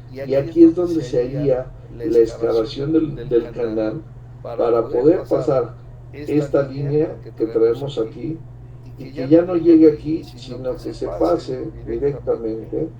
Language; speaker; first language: Spanish; native; Spanish